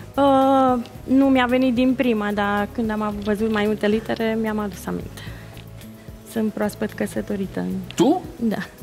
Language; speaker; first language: Romanian; non-native, local second language; Hungarian